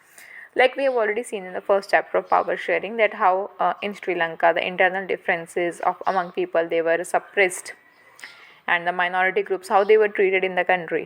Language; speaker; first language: English; non-native, local second language; Hindi